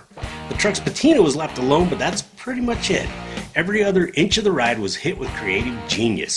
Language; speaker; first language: English; native; English